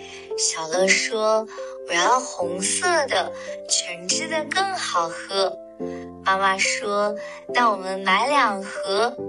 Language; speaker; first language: Chinese; native; Chinese